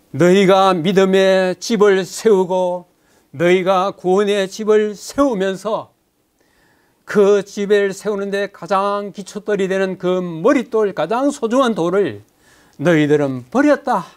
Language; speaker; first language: Korean; native; Korean